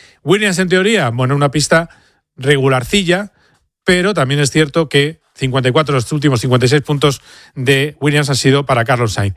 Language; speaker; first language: Spanish; native; Spanish